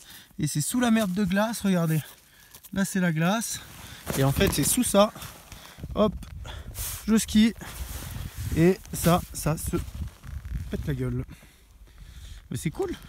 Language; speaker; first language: French; native; French